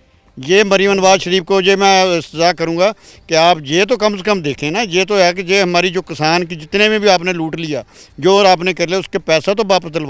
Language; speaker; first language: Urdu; non-native, local second language; Punjabi